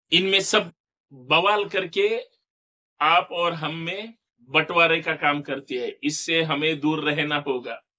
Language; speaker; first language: Hindi; non-native, local second language; Marathi